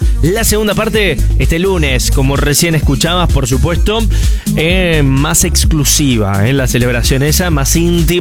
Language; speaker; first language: Spanish; native; Spanish